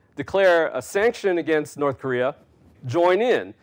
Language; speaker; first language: English; native; English